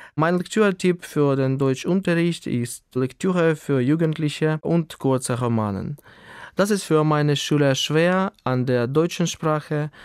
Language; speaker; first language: German; non-native, fluent; Ukrainian